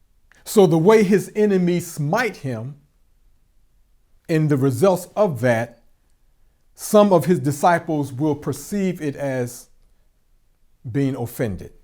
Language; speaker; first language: English; native; English